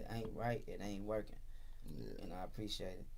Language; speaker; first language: English; native; English